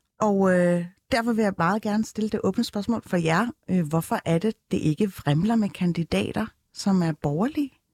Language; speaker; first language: Danish; early bilingual, other home language; Turkish